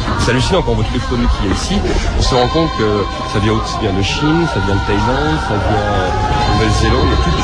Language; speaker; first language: French; native; French